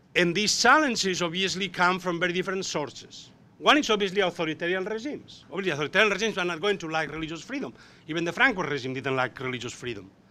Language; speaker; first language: English; non-native, fluent; Spanish